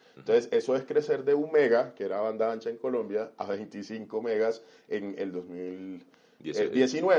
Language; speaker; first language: Spanish; native; Spanish